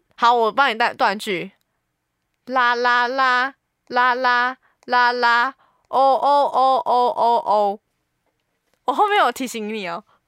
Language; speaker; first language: Chinese; native; Chinese